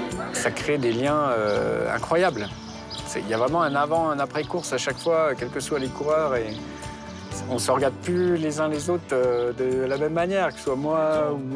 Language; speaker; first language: French; native; French